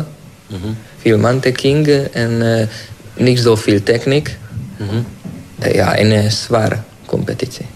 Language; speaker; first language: Dutch; non-native, learner; Hungarian